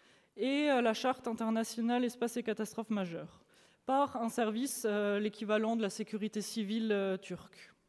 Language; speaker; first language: French; native; French